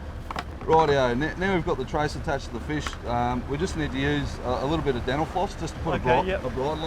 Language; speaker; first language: English; native; English